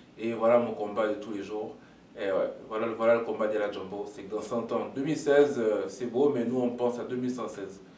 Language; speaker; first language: French; non-native, local second language; Lingala